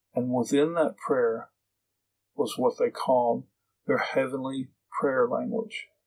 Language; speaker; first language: English; native; English